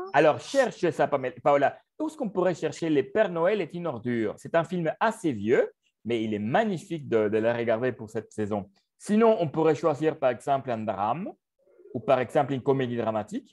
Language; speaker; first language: French; non-native, fluent; Spanish